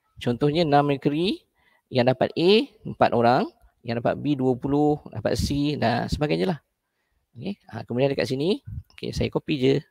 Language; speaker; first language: Malay; native; Malay